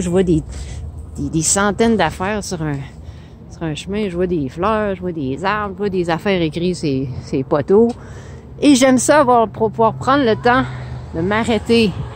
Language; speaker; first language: French; early bilingual, heritage; French